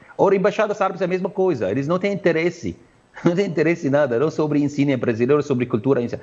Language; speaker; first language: Portuguese; non-native, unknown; Arabic